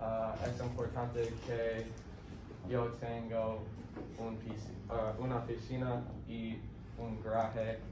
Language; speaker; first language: Spanish; non-native, learner; English